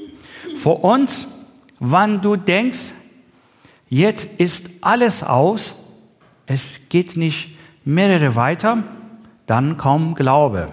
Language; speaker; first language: German; non-native, learner; Persian